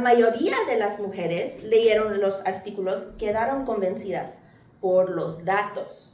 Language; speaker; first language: Spanish; early bilingual, heritage; English